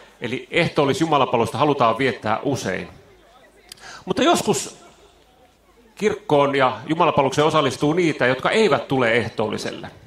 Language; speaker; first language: Finnish; native; Finnish